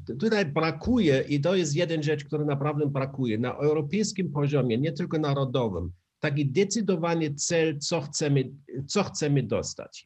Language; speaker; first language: Polish; non-native, learner; German